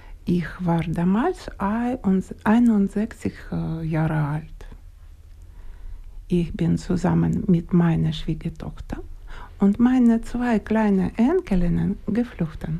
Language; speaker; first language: German; non-native, learner; Ukrainian